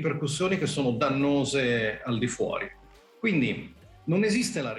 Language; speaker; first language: Italian; native; Italian